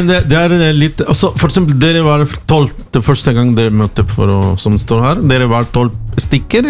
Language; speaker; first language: Norwegian; non-native, learner; Spanish